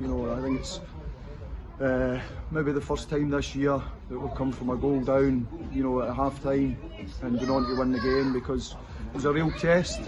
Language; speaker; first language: English; native; English